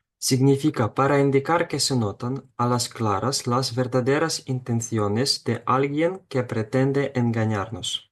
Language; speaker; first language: Spanish; non-native, fluent; Ukrainian